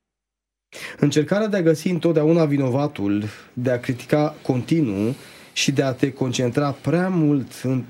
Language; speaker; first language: Romanian; native; Romanian